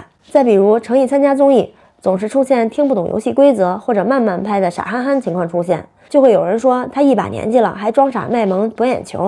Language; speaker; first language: Chinese; native; Chinese